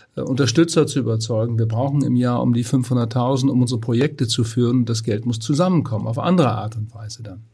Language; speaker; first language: German; native; German